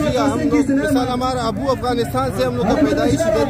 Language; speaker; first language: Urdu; non-native, local second language; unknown